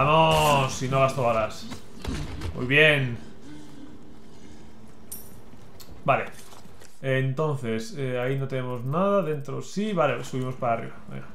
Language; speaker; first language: Spanish; native; Spanish